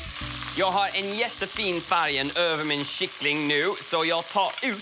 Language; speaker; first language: Swedish; non-native, learner; English